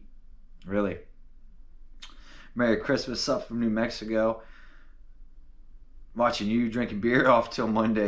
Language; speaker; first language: English; native; English